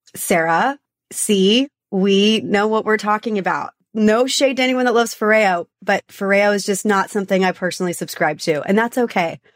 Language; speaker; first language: English; native; English